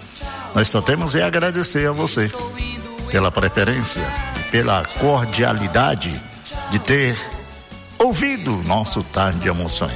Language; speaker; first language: Portuguese; native; Portuguese